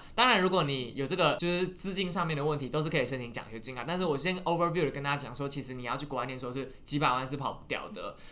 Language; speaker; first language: Chinese; native; Chinese